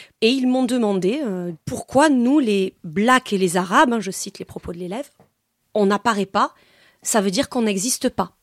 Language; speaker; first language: French; native; French